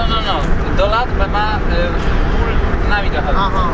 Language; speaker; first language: Persian; non-native, learner; Polish